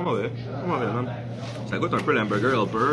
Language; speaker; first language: French; native; French